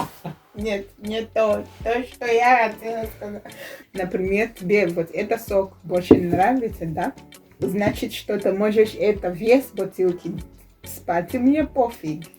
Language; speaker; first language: Russian; non-native, fluent; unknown